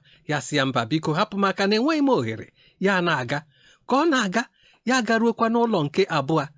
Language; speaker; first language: Igbo; native; Igbo